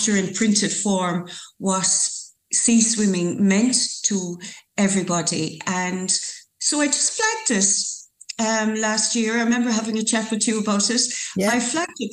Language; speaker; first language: English; native; English